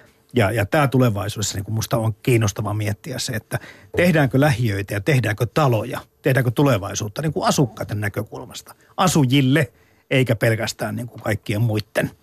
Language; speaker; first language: Finnish; native; Finnish